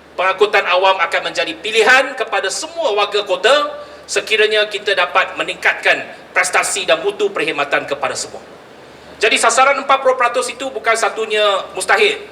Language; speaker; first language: Malay; non-native, local second language; Chinese